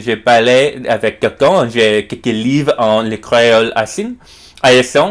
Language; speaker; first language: French; non-native, learner; English